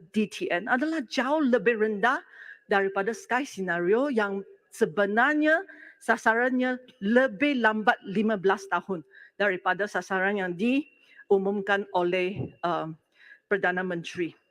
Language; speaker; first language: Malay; non-native, local second language; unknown